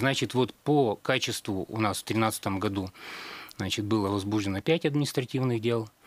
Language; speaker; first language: Russian; native; Russian